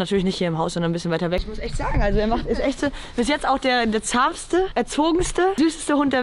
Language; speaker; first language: German; native; German